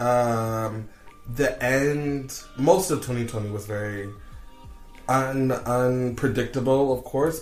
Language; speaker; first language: English; native; English